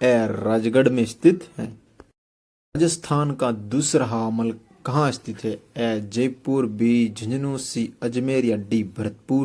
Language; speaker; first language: Hindi; native; Hindi